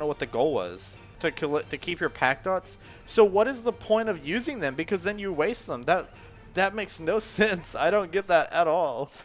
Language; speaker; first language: English; native; English